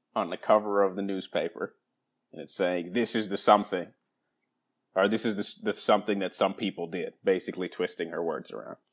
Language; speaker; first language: English; native; English